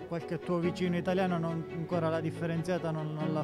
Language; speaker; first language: Italian; native; Italian